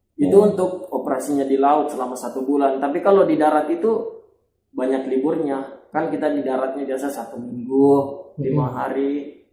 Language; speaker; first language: Indonesian; native; Indonesian